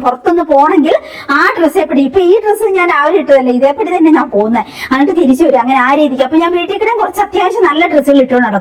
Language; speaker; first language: Malayalam; native; Malayalam